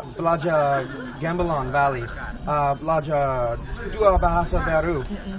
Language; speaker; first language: Indonesian; non-native, learner; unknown